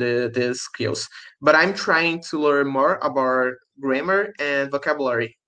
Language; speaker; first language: English; non-native, learner; Portuguese